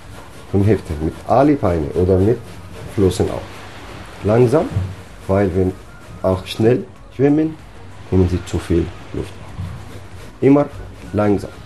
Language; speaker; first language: German; non-native, learner; Arabic